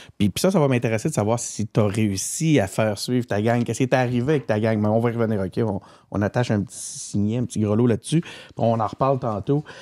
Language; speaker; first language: French; native; French